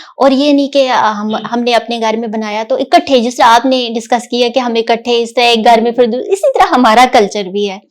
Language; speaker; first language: Urdu; non-native, local second language; Kashmiri